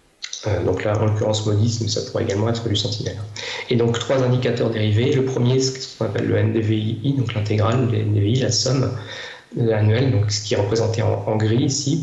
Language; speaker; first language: French; native; French